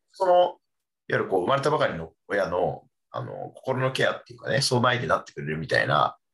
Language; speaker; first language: Japanese; non-native, fluent; Chinese